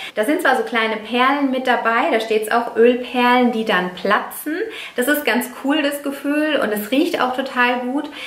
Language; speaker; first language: German; non-native, fluent; Italian